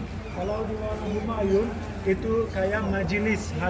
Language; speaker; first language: Indonesian; non-native, fluent; Turkish